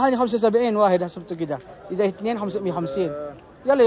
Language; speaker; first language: Arabic; non-native, learner; Indonesian